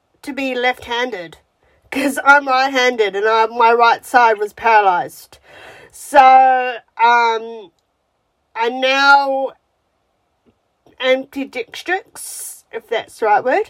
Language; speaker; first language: English; native; English